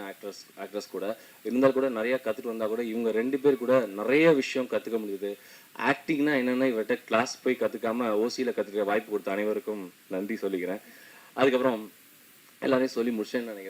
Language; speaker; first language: Tamil; native; Tamil